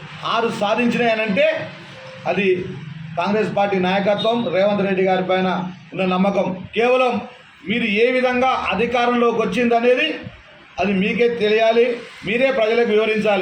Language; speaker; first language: Telugu; native; Telugu